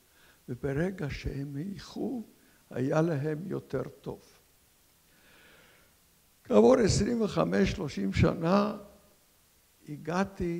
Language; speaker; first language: Hebrew; non-native, fluent; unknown